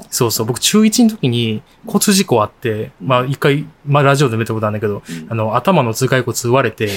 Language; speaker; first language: Japanese; native; Japanese